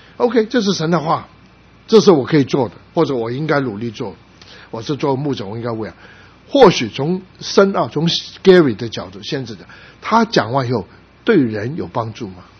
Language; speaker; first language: Chinese; non-native, local second language; Cantonese